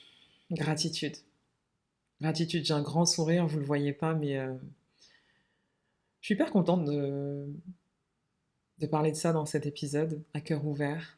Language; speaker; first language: French; native; French